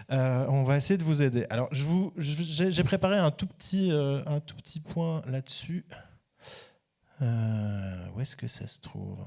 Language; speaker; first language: French; native; French